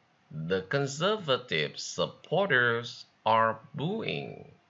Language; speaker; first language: English; non-native, fluent; Vietnamese